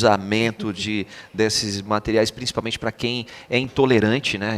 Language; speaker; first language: Portuguese; native; Portuguese